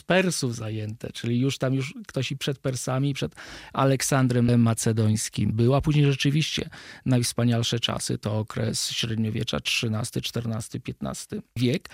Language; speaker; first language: Polish; native; Polish